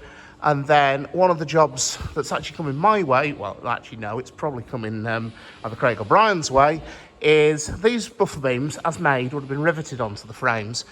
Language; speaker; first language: English; native; English